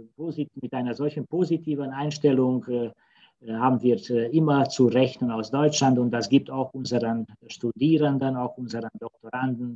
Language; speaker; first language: German; non-native, fluent; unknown